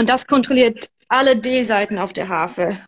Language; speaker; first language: German; non-native, fluent; English